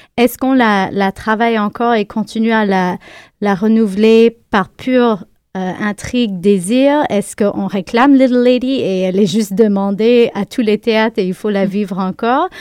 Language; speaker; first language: French; native; French